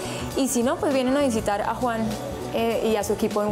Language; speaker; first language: Spanish; native; Spanish